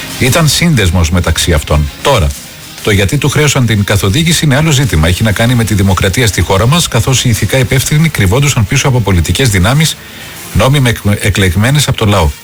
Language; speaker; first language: Greek; native; Greek